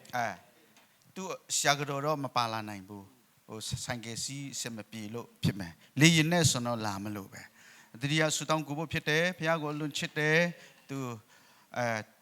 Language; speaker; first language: Burmese; non-native, local second language; Kachin